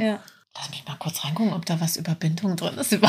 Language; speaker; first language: German; native; German